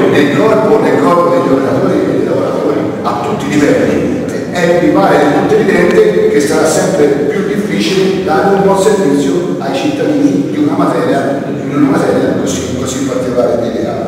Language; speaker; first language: Italian; native; Italian